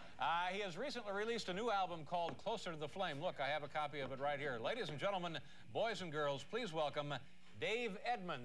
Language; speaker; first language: English; native; English